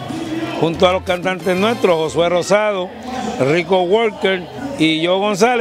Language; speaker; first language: Spanish; native; Spanish